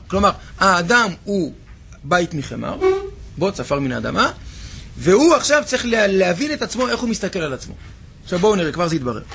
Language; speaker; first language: Hebrew; native; Hebrew